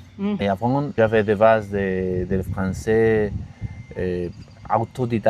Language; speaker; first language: French; non-native, learner; Spanish